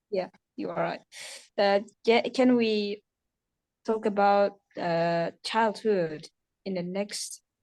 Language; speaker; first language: English; non-native, learner; Uzbek